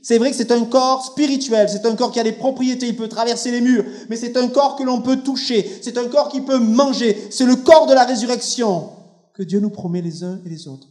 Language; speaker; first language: French; native; French